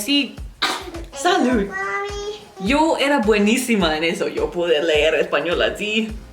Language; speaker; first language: Spanish; non-native, fluent; English